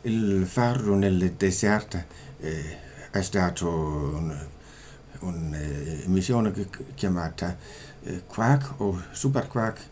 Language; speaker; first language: Italian; non-native, fluent; Danish